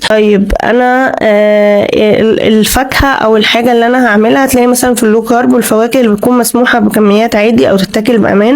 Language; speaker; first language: Arabic; native; Arabic